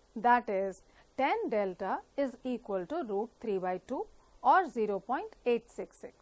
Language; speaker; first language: English; non-native, local second language; Punjabi